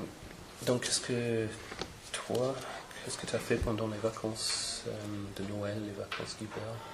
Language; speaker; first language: French; non-native, fluent; English